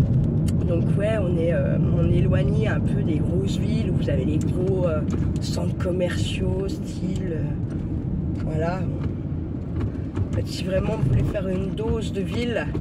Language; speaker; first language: French; native; French